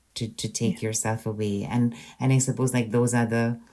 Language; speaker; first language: English; non-native, local second language; Hindi